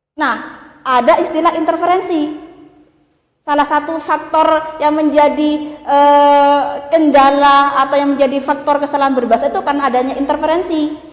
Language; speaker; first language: Indonesian; non-native, local second language; Madurese